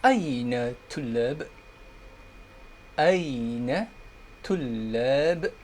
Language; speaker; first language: Arabic; non-native, fluent; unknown